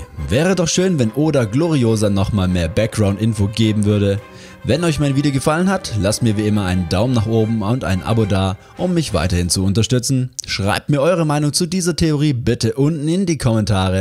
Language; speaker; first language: German; native; German